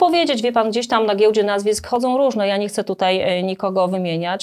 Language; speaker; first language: Polish; native; Polish